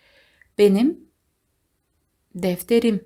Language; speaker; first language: Turkish; non-native, fluent; Kazakh